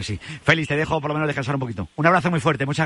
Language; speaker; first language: Spanish; native; Spanish